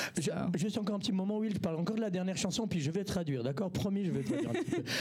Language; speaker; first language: English; non-native, learner; French